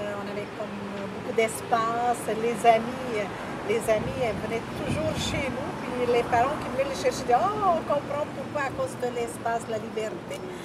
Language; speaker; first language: French; non-native, local second language; Arabic